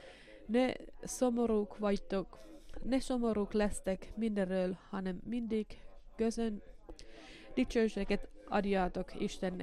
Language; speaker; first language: Hungarian; non-native, learner; Finnish